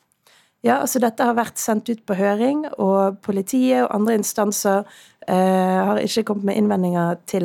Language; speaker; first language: Norwegian; native; Norwegian